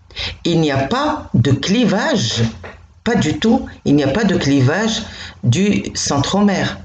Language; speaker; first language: French; non-native, local second language; Arabic